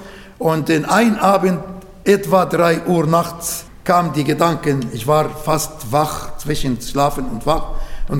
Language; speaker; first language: German; non-native, learner; Arabic